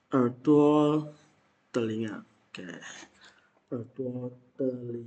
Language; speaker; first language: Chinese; non-native, fluent; Indonesian